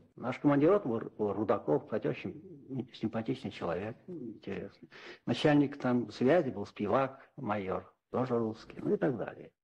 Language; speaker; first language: Russian; non-native, local second language; Finnish